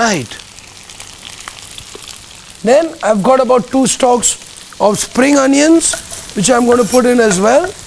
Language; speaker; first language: English; non-native, local second language; Hindi